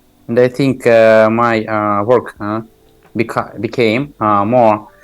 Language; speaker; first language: English; non-native, learner; Tajik